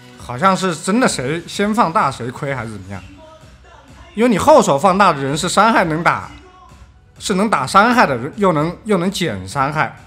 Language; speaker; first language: Chinese; native; Chinese